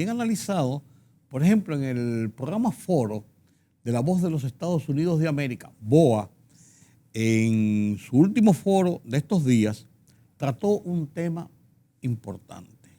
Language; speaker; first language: Spanish; native; Spanish